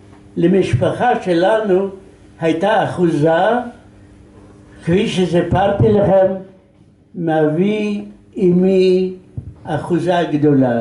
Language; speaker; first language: Hebrew; non-native, fluent; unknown